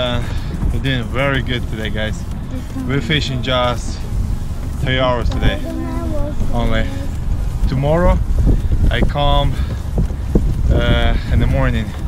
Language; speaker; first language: English; non-native, learner; Ukrainian